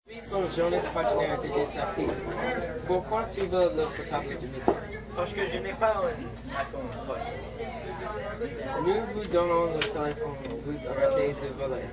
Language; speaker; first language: French; non-native, learner; English